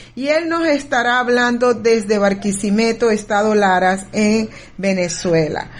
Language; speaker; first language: Spanish; native; Spanish